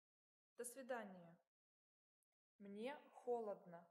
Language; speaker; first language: Russian; non-native, learner; English